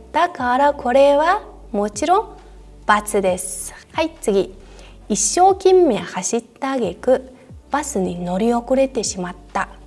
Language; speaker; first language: Japanese; non-native, fluent; Mongolian